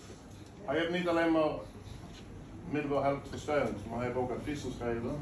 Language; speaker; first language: Dutch; non-native, fluent; Norwegian